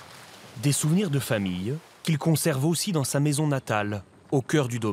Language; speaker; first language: French; native; French